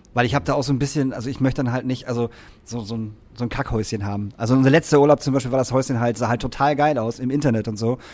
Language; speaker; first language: German; native; German